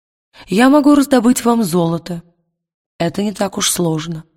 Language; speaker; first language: Russian; native; Russian